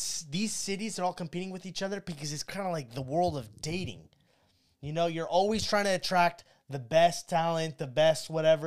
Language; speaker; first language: English; native; English